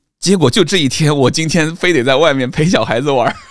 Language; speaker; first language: Chinese; native; Chinese